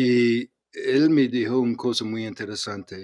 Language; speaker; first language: Spanish; non-native, fluent; English